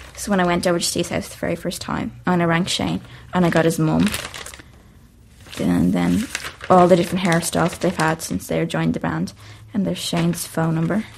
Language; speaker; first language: English; native; English